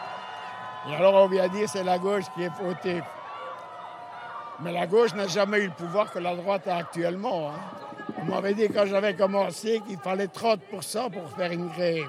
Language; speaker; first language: French; early bilingual, other home language; Spanish